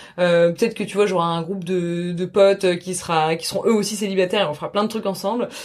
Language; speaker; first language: French; native; French